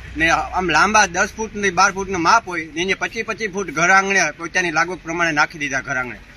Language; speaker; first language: Gujarati; native; Gujarati